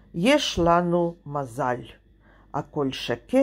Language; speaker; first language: Hebrew; non-native, fluent; Russian